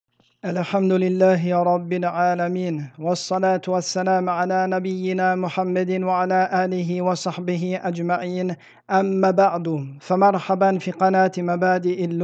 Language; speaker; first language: Arabic; non-native, fluent; French